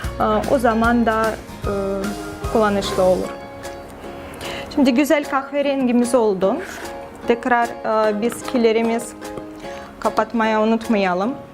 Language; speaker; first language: Turkish; non-native, fluent; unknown